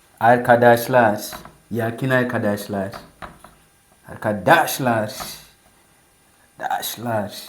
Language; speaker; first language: Turkish; non-native, fluent; English